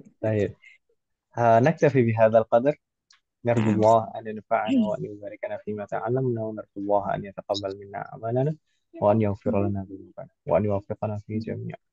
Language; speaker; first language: Arabic; non-native, fluent; Indonesian